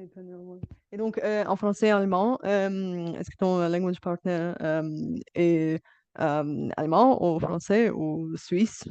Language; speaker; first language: French; non-native, fluent; Bulgarian